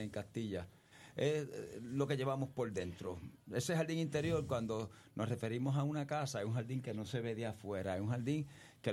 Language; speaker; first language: Spanish; native; Spanish